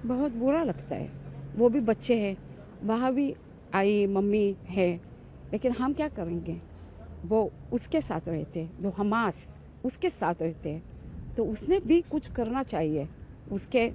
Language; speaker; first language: Hindi; early bilingual, heritage; Hindi